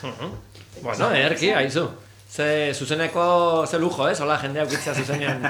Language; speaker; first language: Basque; native; Basque